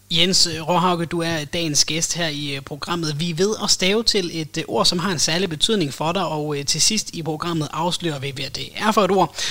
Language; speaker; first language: Danish; native; Danish